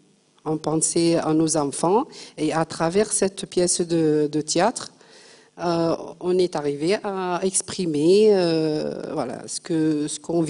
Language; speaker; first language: French; non-native, fluent; Arabic